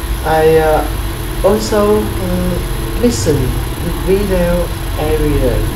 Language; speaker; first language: English; non-native, learner; Vietnamese